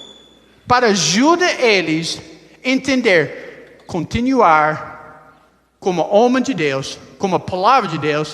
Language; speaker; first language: Portuguese; non-native, learner; English